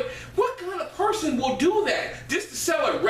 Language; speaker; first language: English; native; English